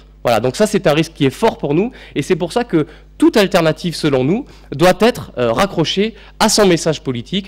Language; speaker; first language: French; native; French